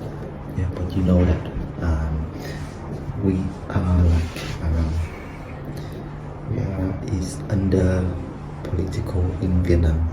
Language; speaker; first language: English; non-native, learner; Vietnamese